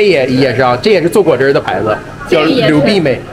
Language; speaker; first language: Chinese; native; Chinese